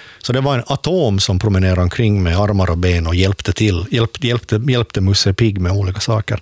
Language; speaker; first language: Swedish; native; Swedish